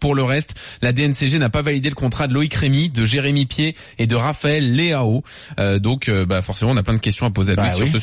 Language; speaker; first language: French; native; French